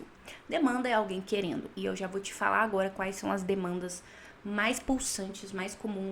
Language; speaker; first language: Portuguese; native; Portuguese